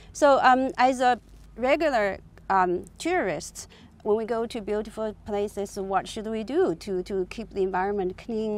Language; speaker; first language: English; non-native, fluent; Chinese